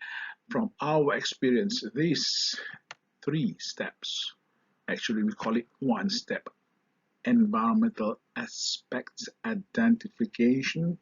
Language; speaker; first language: English; non-native, local second language; Malay